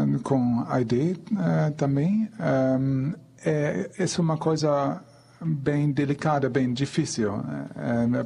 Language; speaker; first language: Portuguese; non-native, fluent; German